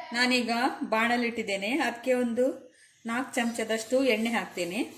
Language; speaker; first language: Kannada; non-native, local second language; Tulu